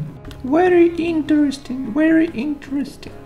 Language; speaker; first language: English; non-native, learner; Russian